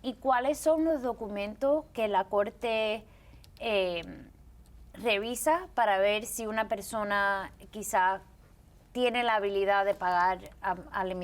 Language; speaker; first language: Spanish; early bilingual, heritage; Spanish